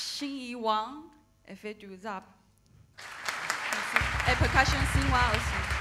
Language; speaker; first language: French; non-native, learner; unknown